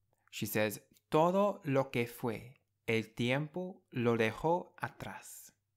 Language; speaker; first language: Spanish; non-native, fluent; English